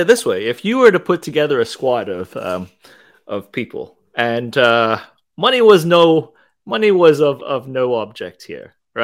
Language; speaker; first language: English; non-native, local second language; Cantonese